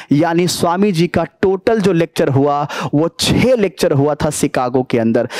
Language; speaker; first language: Hindi; native; Hindi